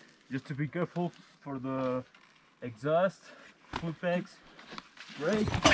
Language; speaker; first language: English; non-native, fluent; Spanish